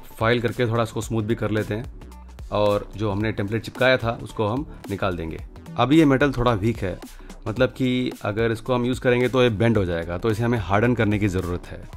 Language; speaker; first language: Hindi; non-native, local second language; Tamil